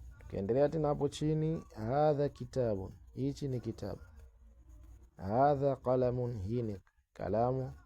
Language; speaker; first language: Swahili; native; Swahili